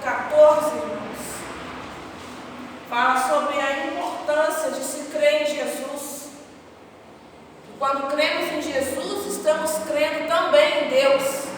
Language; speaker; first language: Portuguese; native; Portuguese